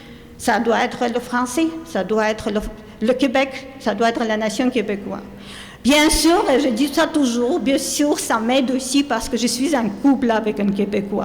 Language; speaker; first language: French; non-native, fluent; Armenian